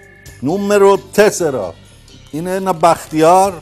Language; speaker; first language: Greek; non-native, learner; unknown